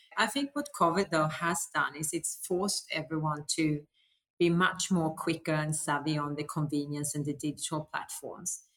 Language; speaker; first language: English; non-native, fluent; Swedish